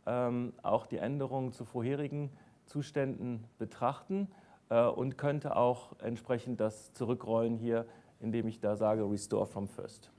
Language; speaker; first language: German; native; German